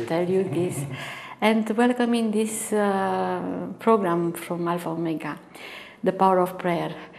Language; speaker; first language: English; non-native, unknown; Romanian